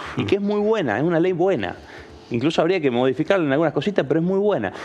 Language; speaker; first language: Spanish; native; Spanish